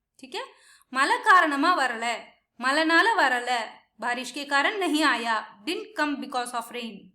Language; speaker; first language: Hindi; non-native, local second language; Tamil